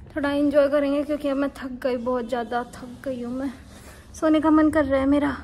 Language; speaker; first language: Hindi; native; Hindi